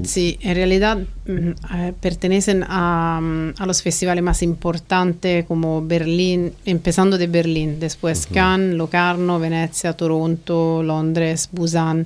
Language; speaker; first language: Spanish; non-native, fluent; Italian